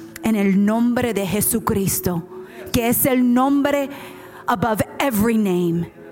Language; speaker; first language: Spanish; native; Spanish